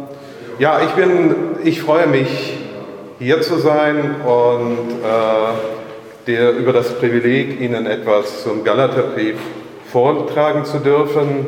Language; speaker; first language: German; native; German